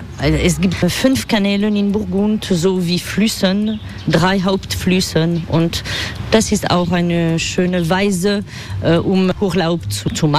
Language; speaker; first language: German; non-native, fluent; French